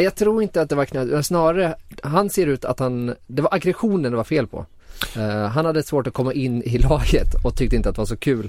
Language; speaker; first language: Swedish; native; Swedish